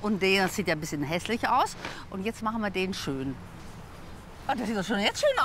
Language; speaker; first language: German; native; German